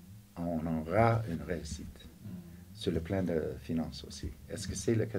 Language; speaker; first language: French; non-native, fluent; English